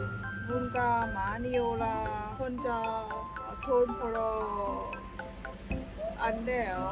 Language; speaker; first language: Korean; non-native, learner; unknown